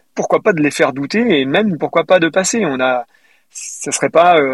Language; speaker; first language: French; native; French